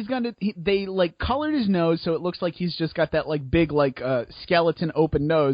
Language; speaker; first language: English; native; English